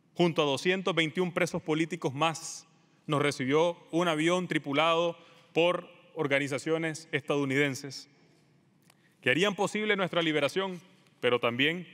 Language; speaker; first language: Spanish; native; Spanish